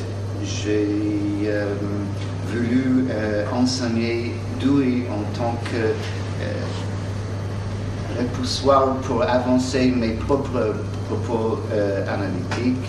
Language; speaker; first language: French; non-native, fluent; English